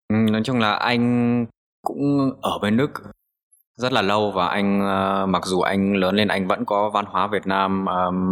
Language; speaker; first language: Vietnamese; early bilingual, other home language; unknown